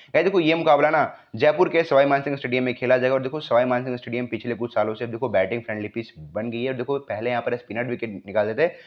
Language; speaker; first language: Hindi; native; Hindi